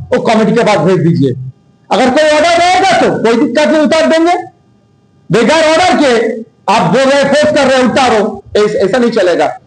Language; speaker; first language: Hindi; non-native, local second language; Bangla